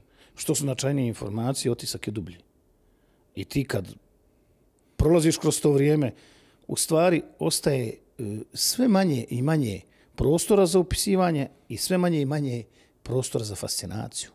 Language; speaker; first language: Serbian; native; Serbian